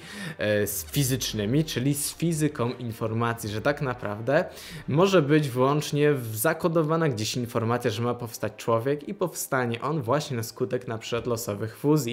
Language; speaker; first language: Polish; native; Polish